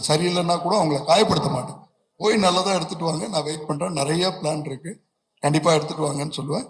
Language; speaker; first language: Tamil; native; Tamil